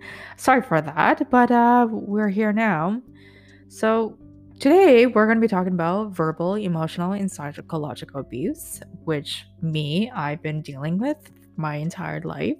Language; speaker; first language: English; native; English